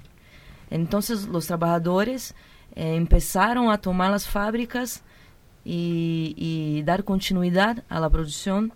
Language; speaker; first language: Spanish; non-native, learner; Portuguese